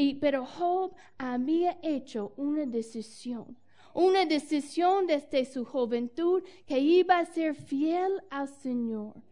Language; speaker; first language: Spanish; non-native, fluent; English